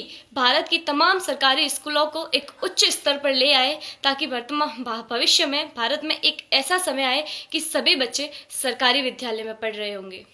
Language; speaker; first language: Hindi; native; Hindi